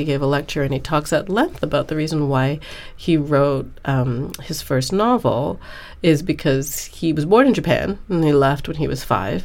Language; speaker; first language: English; native; English